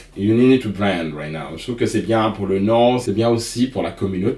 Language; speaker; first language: French; non-native, local second language; Wolof